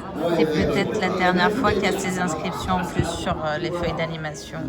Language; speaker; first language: French; native; French